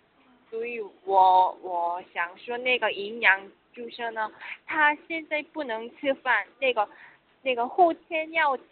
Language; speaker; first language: Chinese; non-native, learner; Korean